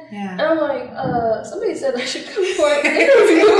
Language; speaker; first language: English; non-native, local second language; Bemba